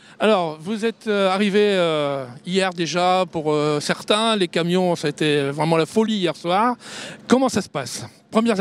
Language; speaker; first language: French; native; French